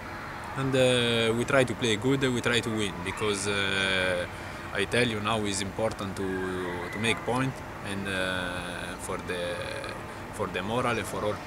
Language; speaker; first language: English; non-native, learner; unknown